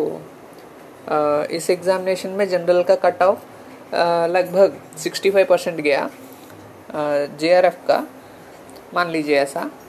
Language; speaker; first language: Hindi; non-native, local second language; Telugu